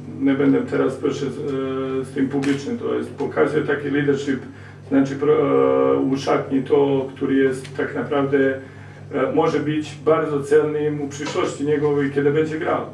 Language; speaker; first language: Polish; non-native, learner; Serbian